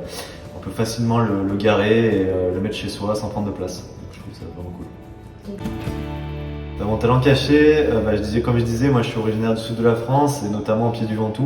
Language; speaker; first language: French; native; French